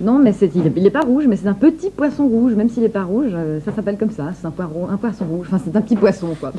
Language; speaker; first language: French; native; French